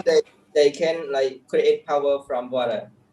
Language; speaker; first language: English; non-native, learner; Khmer